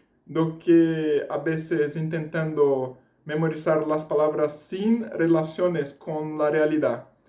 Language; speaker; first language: Spanish; non-native, fluent; Portuguese